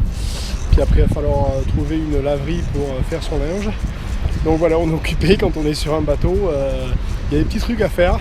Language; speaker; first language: French; native; French